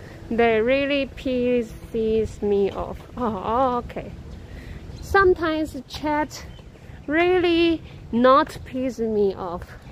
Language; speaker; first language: English; non-native, learner; Chinese